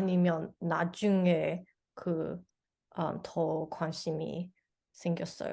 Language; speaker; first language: Korean; non-native, learner; English